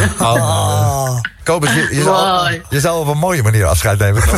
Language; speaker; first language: Dutch; native; Dutch